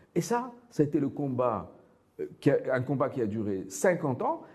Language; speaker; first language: French; non-native, local second language; Arabic